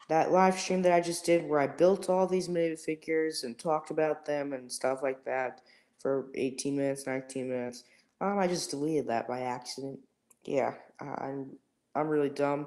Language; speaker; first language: English; native; English